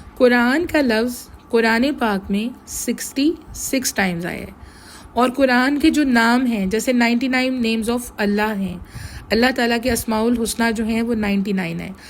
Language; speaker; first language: Urdu; native; Urdu